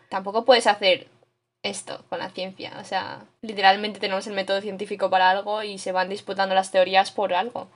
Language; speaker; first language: Spanish; native; Spanish